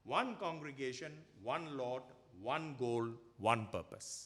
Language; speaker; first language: English; non-native, local second language; Tamil